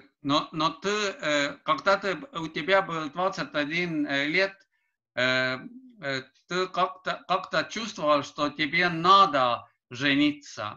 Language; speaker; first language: Russian; non-native, learner; Estonian